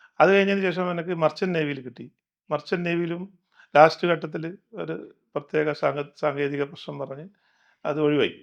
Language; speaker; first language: Malayalam; native; Malayalam